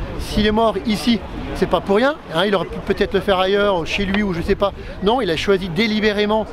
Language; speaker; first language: French; native; French